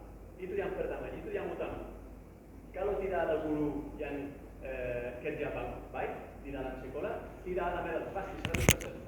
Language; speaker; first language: Indonesian; non-native, learner; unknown